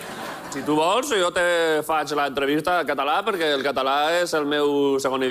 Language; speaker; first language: Catalan; non-native, local second language; Spanish